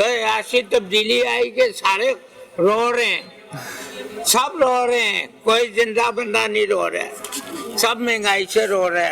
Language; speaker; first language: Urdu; non-native, local second language; Punjabi